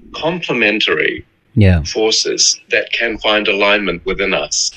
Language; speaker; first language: English; native; English